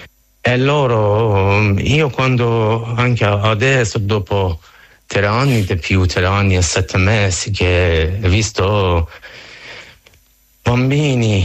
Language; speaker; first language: Italian; non-native, learner; Persian